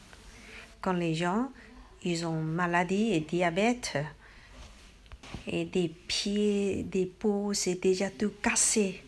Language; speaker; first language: French; non-native, learner; Chinese